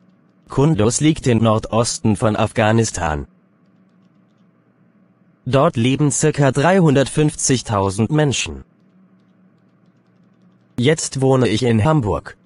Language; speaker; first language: German; non-native, learner; Persian